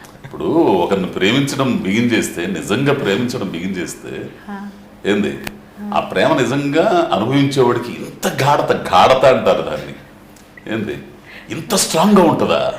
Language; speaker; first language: Telugu; native; Telugu